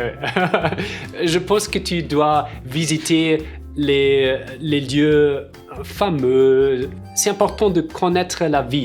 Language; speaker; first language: French; non-native, fluent; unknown